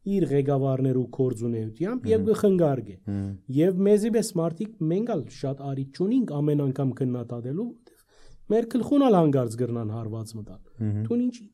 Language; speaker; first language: Armenian; early bilingual, heritage; Armenian